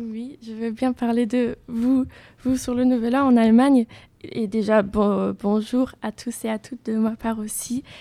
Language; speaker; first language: French; non-native, fluent; German